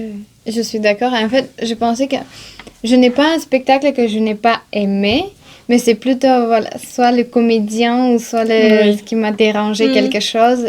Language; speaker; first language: French; non-native, fluent; Bulgarian